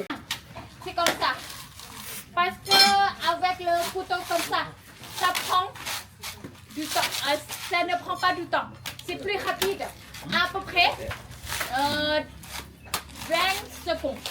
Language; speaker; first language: French; non-native, learner; Thai